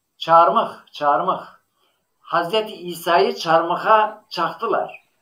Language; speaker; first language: Turkish; non-native, local second language; Zaza